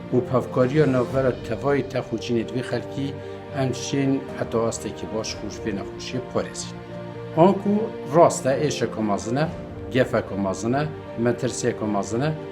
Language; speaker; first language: Kurdish; native; Kurdish